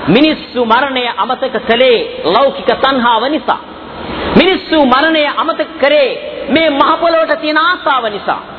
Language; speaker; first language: Sinhala; non-native, local second language; Tamil